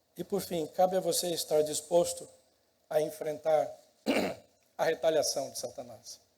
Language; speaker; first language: Portuguese; native; Portuguese